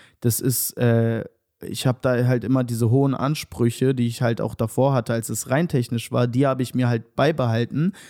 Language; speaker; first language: German; native; German